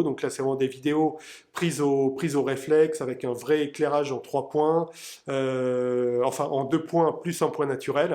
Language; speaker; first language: French; native; French